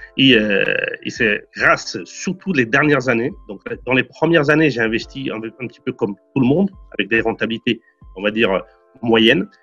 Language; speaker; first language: French; non-native, fluent; Portuguese